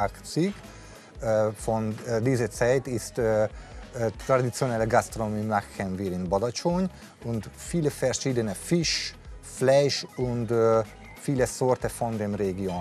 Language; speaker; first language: German; non-native, learner; Hungarian